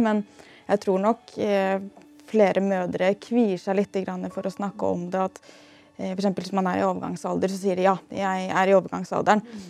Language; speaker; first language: Norwegian; native; Norwegian